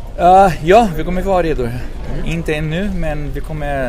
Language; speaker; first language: Swedish; non-native, fluent; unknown